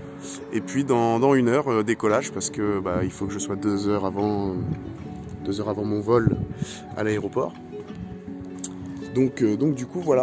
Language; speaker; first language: French; native; French